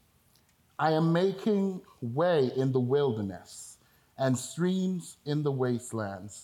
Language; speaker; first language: English; non-native, local second language; Spanish